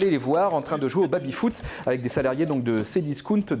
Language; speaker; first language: French; native; French